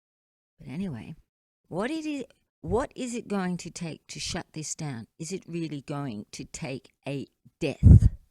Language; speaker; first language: English; native; English